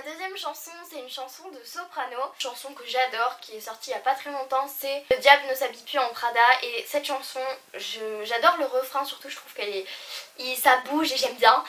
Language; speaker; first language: French; native; French